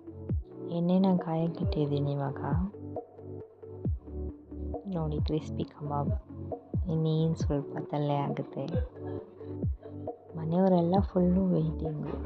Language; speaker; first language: Kannada; native; Kannada